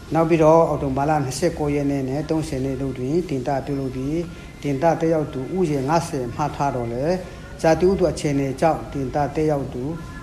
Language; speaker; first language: Burmese; non-native, local second language; Hakha Chin